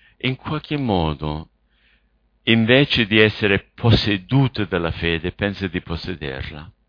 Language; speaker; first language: Italian; non-native, fluent; English